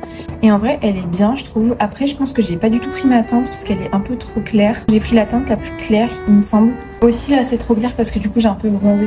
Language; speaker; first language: French; native; French